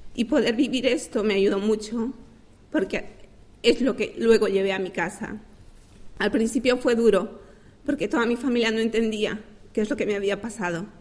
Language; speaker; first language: Spanish; native; Spanish